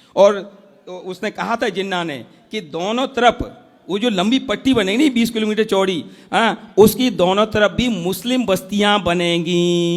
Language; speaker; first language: Hindi; native; Hindi